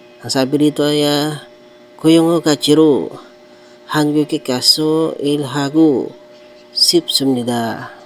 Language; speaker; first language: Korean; non-native, learner; Filipino